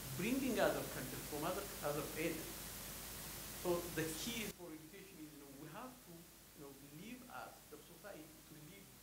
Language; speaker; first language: English; non-native, fluent; Amharic